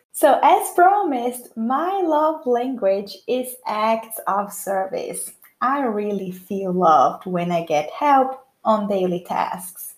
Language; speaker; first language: English; non-native, fluent; Portuguese